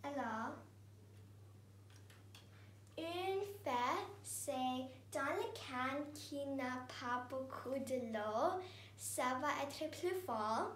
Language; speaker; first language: French; non-native, learner; English